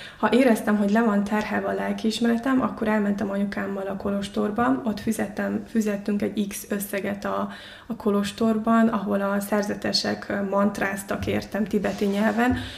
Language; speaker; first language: Hungarian; non-native, fluent; Mongolian